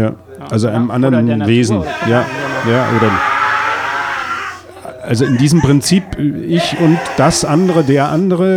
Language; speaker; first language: German; native; German